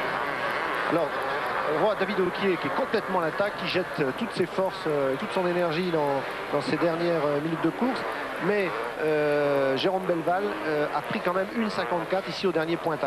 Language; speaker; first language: French; native; French